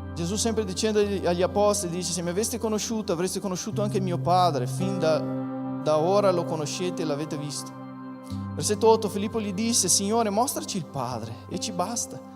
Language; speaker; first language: Italian; non-native, fluent; Portuguese